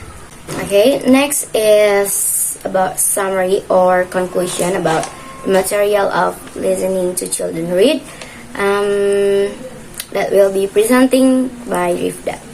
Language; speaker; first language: English; non-native, learner; Indonesian